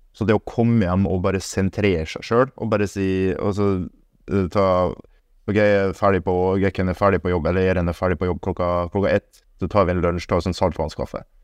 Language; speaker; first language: Norwegian; early bilingual, other home language; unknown